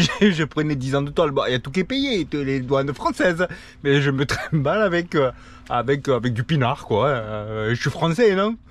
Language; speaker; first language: French; native; French